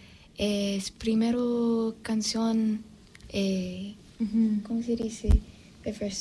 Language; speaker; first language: Spanish; non-native, learner; English